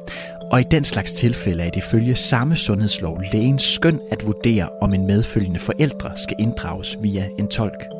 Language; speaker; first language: Danish; native; Danish